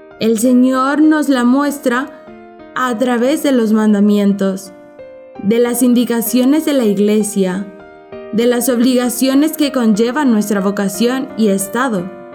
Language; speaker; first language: Spanish; native; Spanish